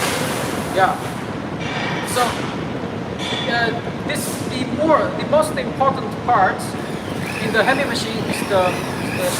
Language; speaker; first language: English; non-native, learner; Chinese